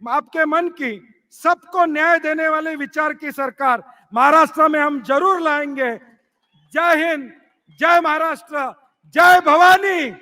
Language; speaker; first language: Hindi; non-native, local second language; Marathi